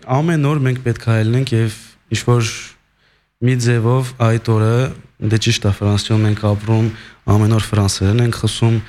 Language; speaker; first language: Armenian; early bilingual, heritage; Armenian